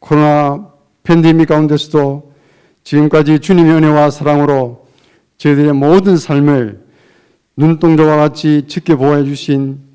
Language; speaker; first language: Korean; native; Korean